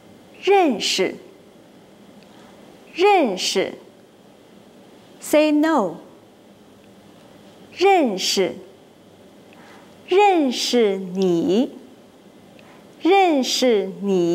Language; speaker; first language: Chinese; non-native, learner; English